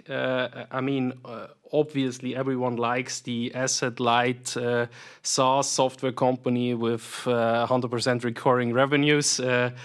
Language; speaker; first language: English; non-native, fluent; German